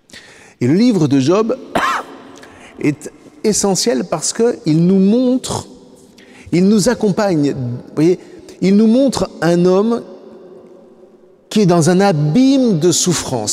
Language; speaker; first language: French; native; French